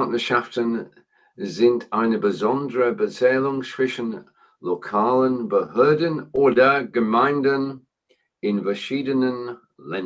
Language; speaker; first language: German; non-native, learner; English